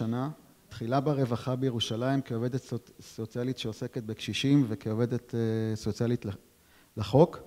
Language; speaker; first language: Hebrew; native; Hebrew